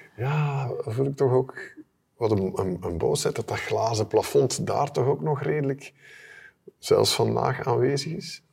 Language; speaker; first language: Dutch; native; Dutch